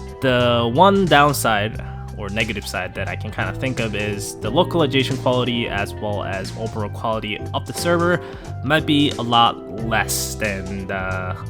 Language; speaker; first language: English; non-native, fluent; Korean